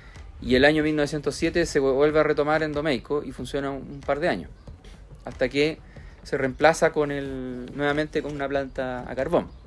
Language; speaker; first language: Spanish; native; Spanish